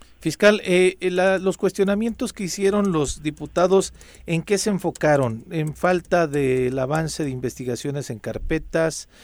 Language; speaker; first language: Spanish; native; Spanish